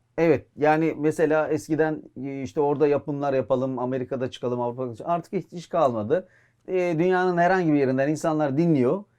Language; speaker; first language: Turkish; native; Turkish